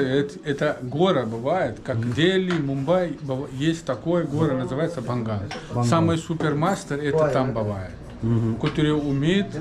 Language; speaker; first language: Russian; non-native, learner; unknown